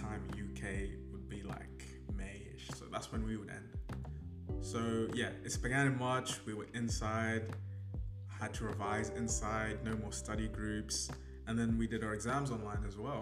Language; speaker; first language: English; native; English